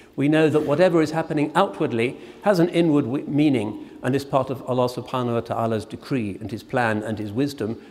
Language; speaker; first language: English; native; English